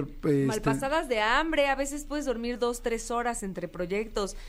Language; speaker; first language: Spanish; native; Spanish